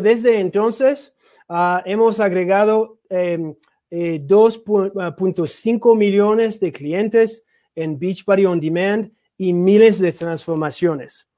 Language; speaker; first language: Spanish; non-native, learner; English